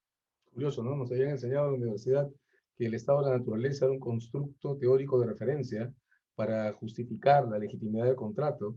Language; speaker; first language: Spanish; native; Spanish